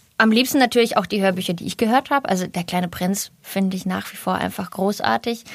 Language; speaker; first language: German; early bilingual, other home language; Russian